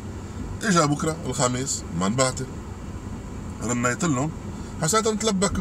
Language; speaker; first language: Arabic; native; Arabic